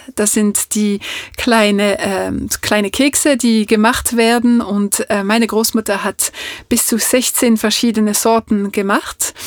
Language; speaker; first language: German; non-native, fluent; French